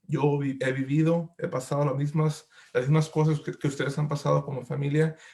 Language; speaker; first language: Spanish; early bilingual, heritage; Spanish